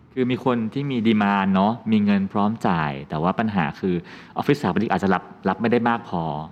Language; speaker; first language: Thai; native; Thai